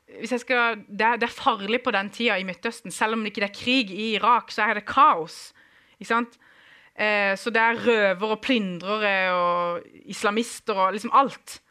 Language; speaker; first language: Norwegian; early bilingual, other home language; Kurdish